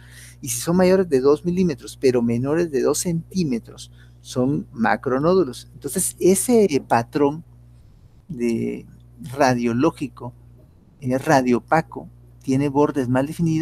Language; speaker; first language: Spanish; native; Spanish